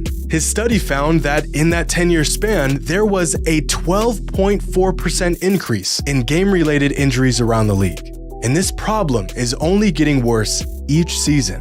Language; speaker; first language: English; native; English